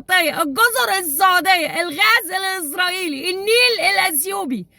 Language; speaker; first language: Arabic; native; Arabic